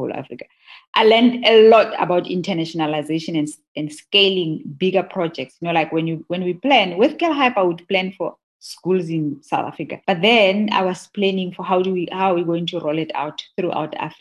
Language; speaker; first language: English; non-native, local second language; Tswana